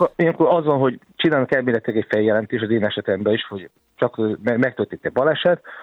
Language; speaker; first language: Hungarian; native; Hungarian